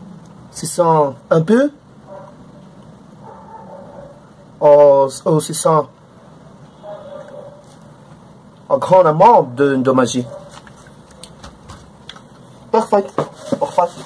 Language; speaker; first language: French; non-native, learner; Portuguese